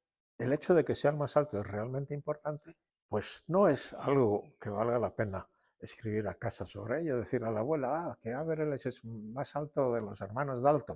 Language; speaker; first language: Spanish; native; Spanish